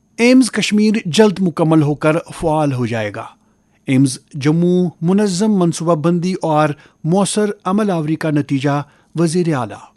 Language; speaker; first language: Urdu; non-native, local second language; Kashmiri